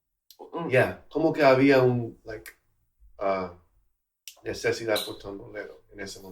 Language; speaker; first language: Spanish; non-native, fluent; English